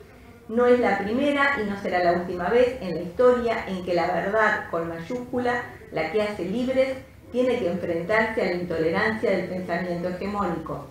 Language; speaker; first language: Spanish; native; Spanish